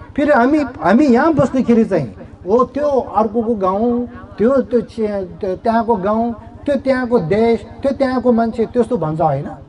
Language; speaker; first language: Nepali; non-native, local second language; Tibetan